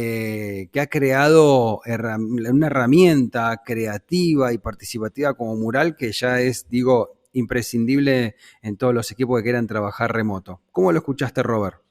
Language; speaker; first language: Spanish; native; Spanish